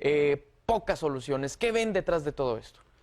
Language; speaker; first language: Spanish; native; Spanish